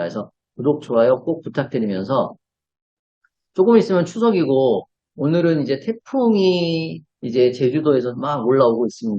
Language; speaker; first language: Korean; native; Korean